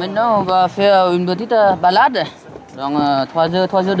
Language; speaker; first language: French; non-native, learner; Vietnamese